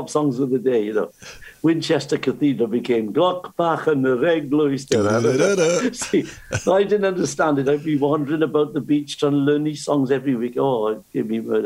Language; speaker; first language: English; native; English